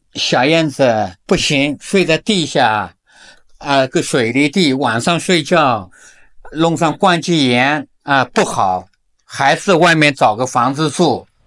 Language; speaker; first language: Chinese; native; Chinese